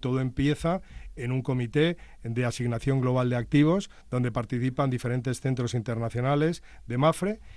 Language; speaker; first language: Spanish; native; Spanish